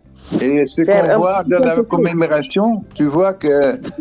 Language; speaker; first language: French; non-native, learner; Dutch